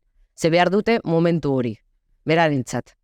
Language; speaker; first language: Basque; non-native, local second language; Spanish